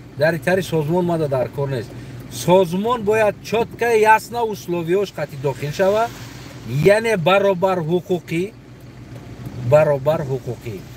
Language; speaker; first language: Tajik; non-native, local second language; Uzbek